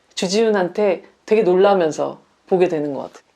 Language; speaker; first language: Korean; native; Korean